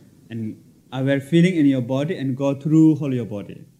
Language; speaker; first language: English; non-native, local second language; Tibetan